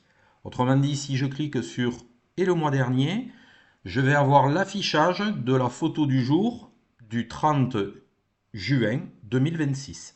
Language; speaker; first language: French; native; French